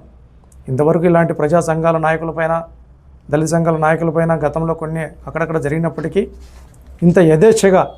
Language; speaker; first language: Telugu; native; Telugu